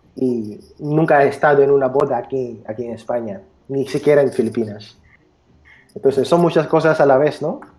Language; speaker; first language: Spanish; non-native, fluent; Filipino